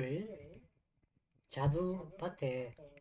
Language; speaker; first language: Korean; native; Korean